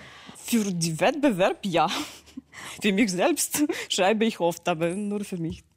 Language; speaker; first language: German; non-native, learner; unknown